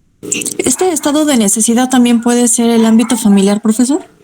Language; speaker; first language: Spanish; native; Spanish